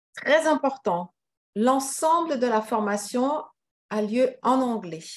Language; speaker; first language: French; non-native, fluent; German